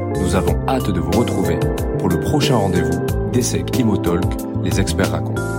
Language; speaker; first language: French; native; French